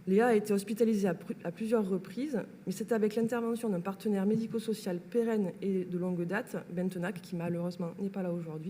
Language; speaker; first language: French; native; French